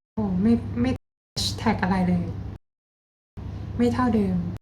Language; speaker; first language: Thai; native; Thai